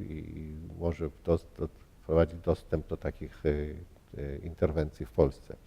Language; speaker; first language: Polish; early bilingual, heritage; Polish